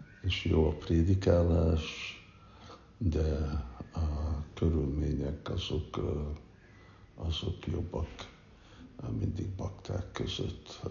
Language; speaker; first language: Hungarian; early bilingual, heritage; Hungarian